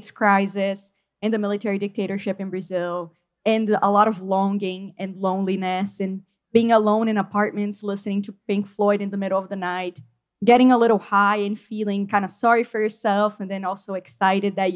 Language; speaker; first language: English; non-native, fluent; Portuguese